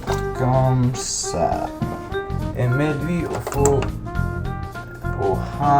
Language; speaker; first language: French; non-native, learner; English